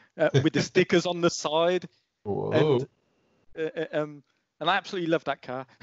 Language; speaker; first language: English; native; English